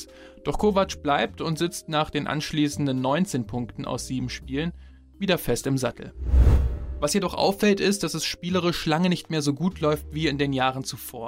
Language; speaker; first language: German; native; German